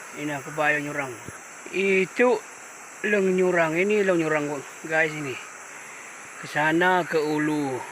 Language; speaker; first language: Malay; non-native, local second language; Iban